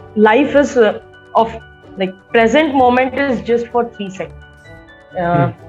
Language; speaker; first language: English; non-native, local second language; Marathi